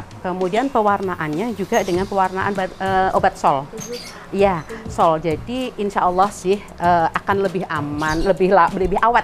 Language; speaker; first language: Indonesian; native; Indonesian